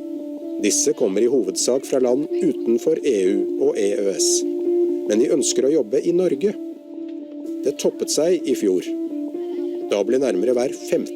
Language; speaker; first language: Norwegian; native; Norwegian